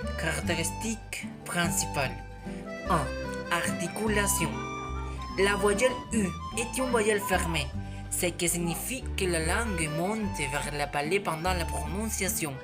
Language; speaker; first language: French; non-native, learner; Spanish